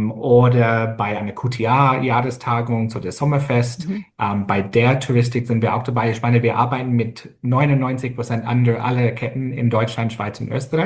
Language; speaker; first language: German; non-native, fluent; English